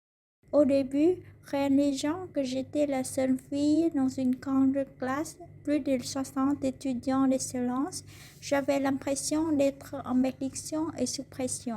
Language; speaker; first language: French; non-native, fluent; Vietnamese